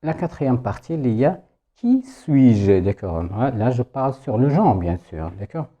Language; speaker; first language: French; non-native, local second language; Arabic